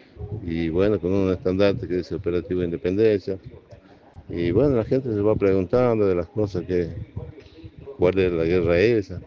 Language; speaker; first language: Spanish; native; Spanish